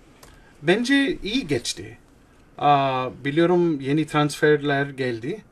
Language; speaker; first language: Turkish; non-native, learner; English